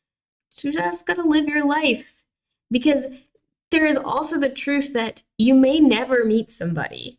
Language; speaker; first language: English; native; English